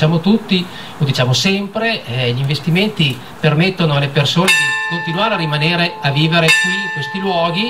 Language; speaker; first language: Italian; native; Italian